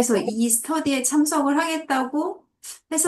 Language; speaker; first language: Korean; native; Korean